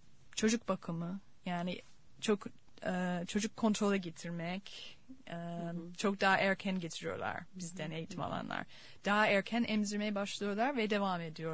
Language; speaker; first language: Turkish; non-native, fluent; English